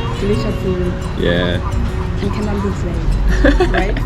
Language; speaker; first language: English; non-native, learner; Thai